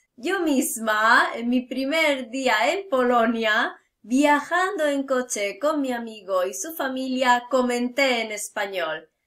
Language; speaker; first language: Spanish; native; Spanish